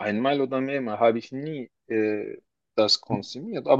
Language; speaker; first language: German; non-native, learner; Turkish